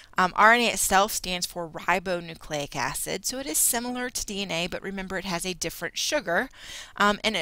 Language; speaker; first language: English; native; English